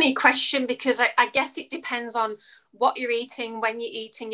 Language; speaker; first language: English; native; English